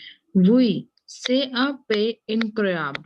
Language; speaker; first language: French; non-native, learner; Hindi